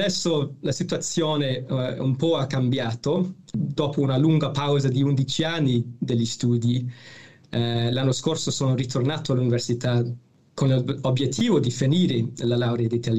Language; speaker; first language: Italian; non-native, fluent; English